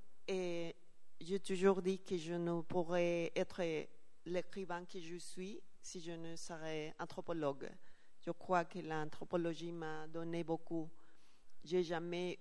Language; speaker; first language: French; non-native, learner; Spanish